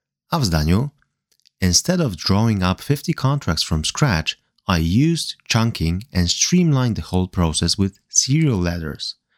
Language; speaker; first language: English; non-native, fluent; Polish